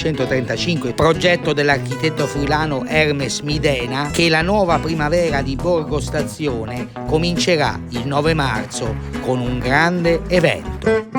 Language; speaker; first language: Italian; native; Italian